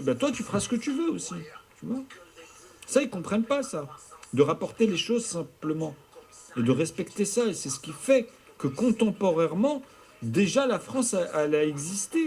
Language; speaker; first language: French; native; French